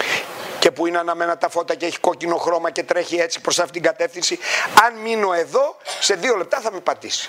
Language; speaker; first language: Greek; native; Greek